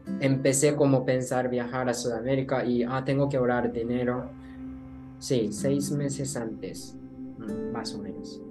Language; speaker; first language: Spanish; non-native, learner; Japanese